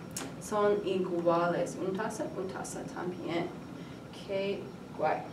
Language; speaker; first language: Spanish; non-native, learner; English